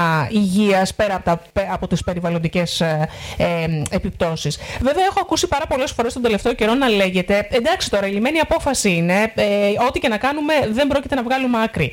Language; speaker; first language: Greek; native; Greek